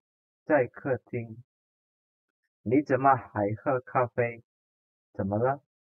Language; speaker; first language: Chinese; non-native, fluent; Indonesian